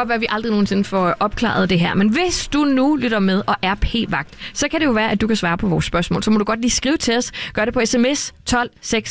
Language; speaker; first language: Danish; native; Danish